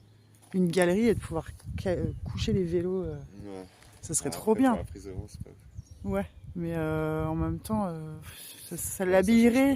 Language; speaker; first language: French; native; French